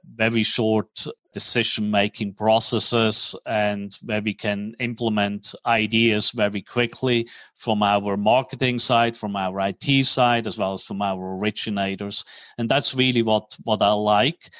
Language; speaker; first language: English; non-native, fluent; German